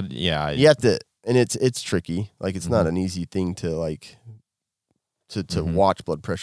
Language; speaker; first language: English; native; English